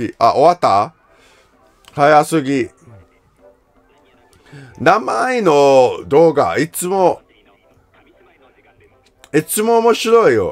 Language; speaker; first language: Japanese; non-native, learner; English